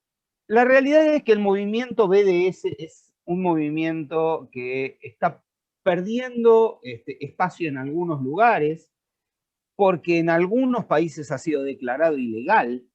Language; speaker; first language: Spanish; native; Spanish